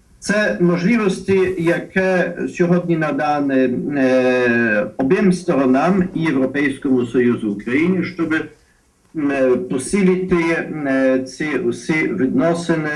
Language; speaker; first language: Ukrainian; non-native, fluent; Polish